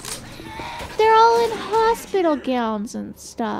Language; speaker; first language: English; native; English